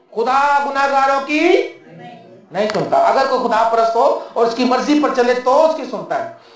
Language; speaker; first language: Urdu; non-native, local second language; Punjabi